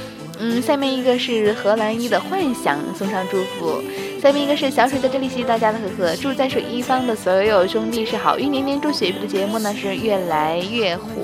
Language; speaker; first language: Chinese; native; Chinese